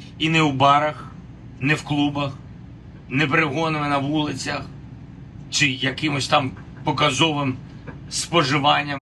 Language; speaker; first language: Ukrainian; non-native, local second language; Russian